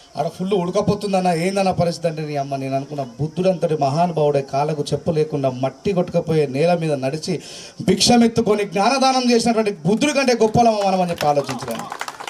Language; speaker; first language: Telugu; native; Telugu